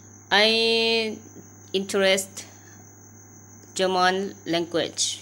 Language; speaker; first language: English; non-native, learner; Thai